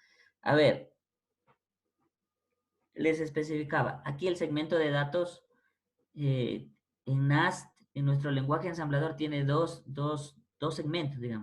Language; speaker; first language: Spanish; native; Spanish